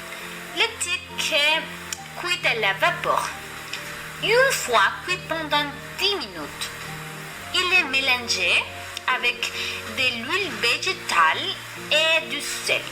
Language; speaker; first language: French; non-native, learner; Spanish